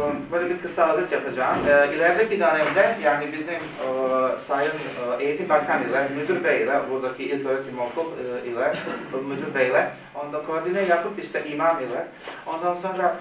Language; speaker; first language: Turkish; non-native, fluent; Bosnian